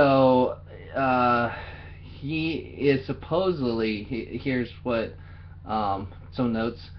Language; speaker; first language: English; native; English